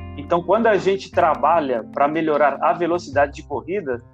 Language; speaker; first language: Portuguese; non-native, fluent; Italian